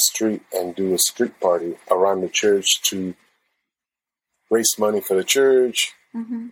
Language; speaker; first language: English; non-native, fluent; Spanish